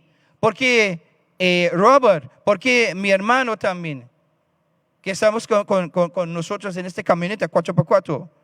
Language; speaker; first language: Spanish; non-native, fluent; English